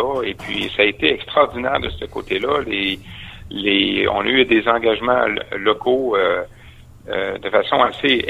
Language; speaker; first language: French; native; French